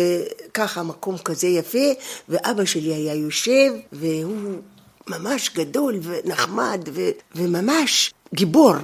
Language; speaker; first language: Hebrew; non-native, fluent; Arabic